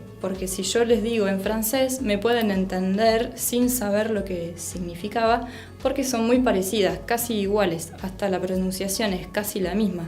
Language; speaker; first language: Spanish; non-native, fluent; French